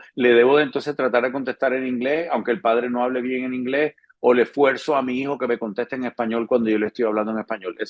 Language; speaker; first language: Spanish; native; Spanish